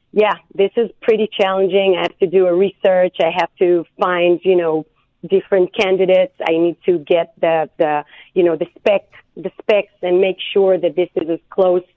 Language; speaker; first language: English; non-native, fluent; Hebrew